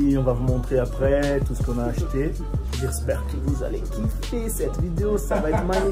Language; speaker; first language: French; non-native, fluent; Portuguese